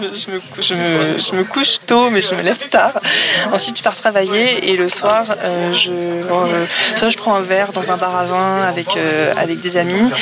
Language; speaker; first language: French; native; French